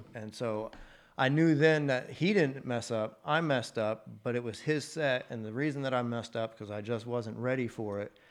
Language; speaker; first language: English; native; English